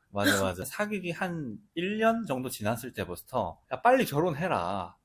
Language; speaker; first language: Korean; native; Korean